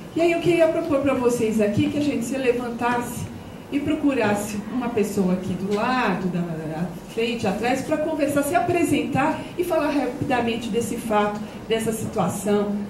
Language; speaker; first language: Portuguese; native; Portuguese